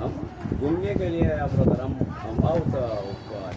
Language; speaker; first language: Hindi; non-native, learner; Arabic